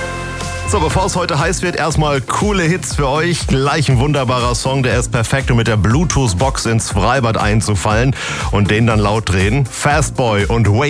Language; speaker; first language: German; native; German